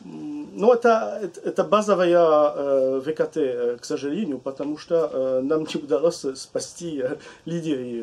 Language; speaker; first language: Russian; non-native, learner; French